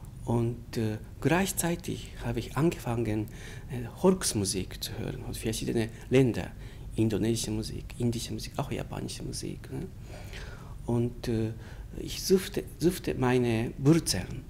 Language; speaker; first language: German; non-native, fluent; Japanese